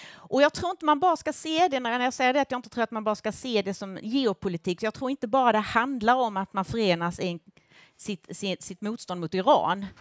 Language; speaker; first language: Swedish; native; Swedish